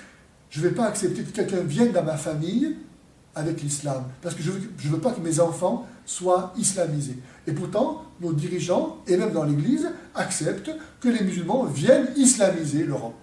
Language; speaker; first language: French; native; French